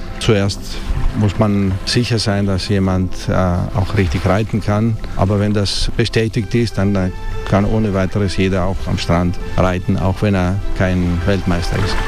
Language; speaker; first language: German; non-native, fluent; Italian